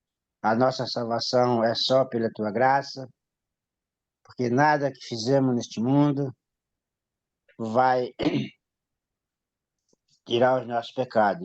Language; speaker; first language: Portuguese; native; Portuguese